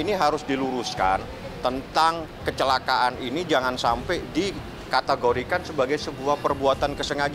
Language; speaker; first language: Indonesian; native; Indonesian